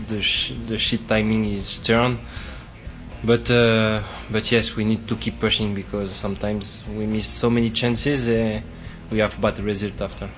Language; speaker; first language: English; non-native, learner; French